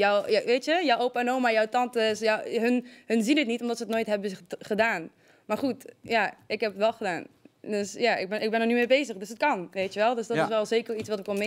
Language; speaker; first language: Dutch; native; Dutch